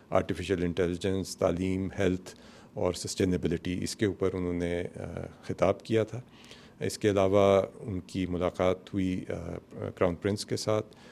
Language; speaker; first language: Urdu; native; Urdu